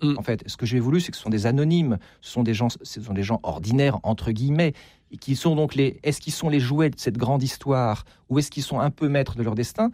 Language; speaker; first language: French; native; French